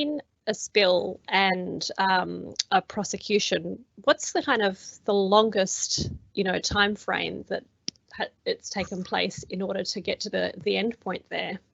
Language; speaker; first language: English; native; English